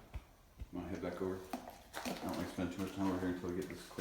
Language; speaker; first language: English; native; English